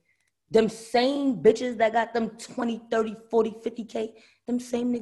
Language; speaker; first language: English; native; English